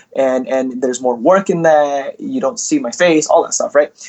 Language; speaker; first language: English; early bilingual, other home language; Indonesian